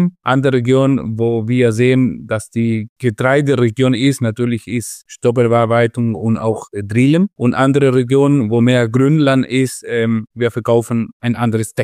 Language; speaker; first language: German; non-native, fluent; Spanish